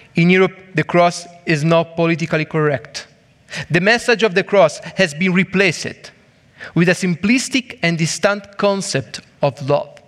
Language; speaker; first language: English; non-native, learner; Italian